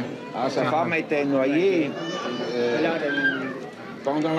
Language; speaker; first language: French; non-native, fluent; Swiss German